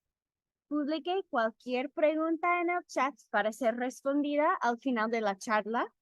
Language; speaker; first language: Spanish; non-native, fluent; English